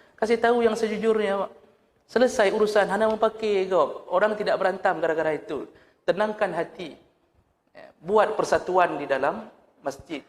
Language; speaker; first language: Malay; non-native, local second language; Achinese